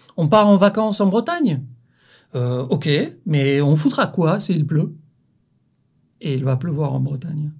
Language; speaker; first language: French; native; French